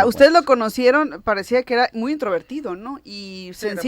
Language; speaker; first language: Spanish; native; Spanish